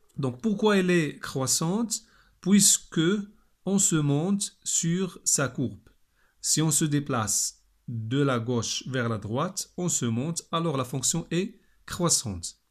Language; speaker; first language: French; non-native, local second language; Arabic